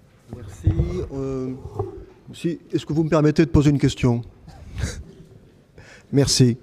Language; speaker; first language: French; native; French